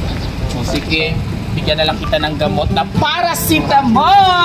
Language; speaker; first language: Filipino; non-native, local second language; Hiligaynon